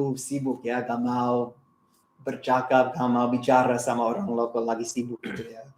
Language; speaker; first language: Indonesian; non-native, learner; English